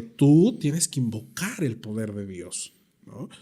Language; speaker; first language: Spanish; native; Spanish